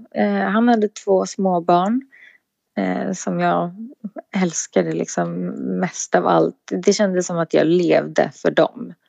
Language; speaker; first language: Swedish; native; Swedish